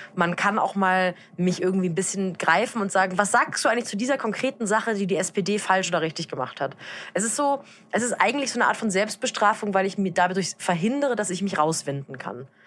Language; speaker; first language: German; native; German